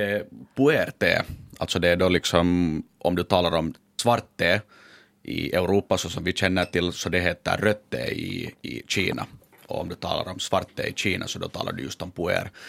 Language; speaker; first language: Swedish; native; Swedish